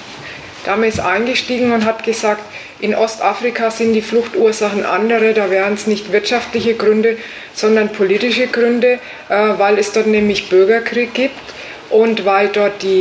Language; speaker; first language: German; native; German